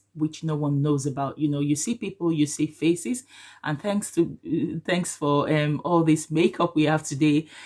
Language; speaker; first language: English; non-native, local second language; Yoruba